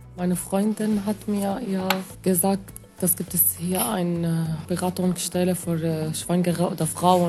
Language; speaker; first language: German; non-native, learner; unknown